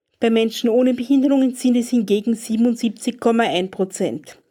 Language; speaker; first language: German; native; German